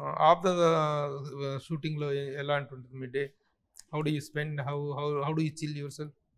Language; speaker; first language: English; non-native, local second language; Telugu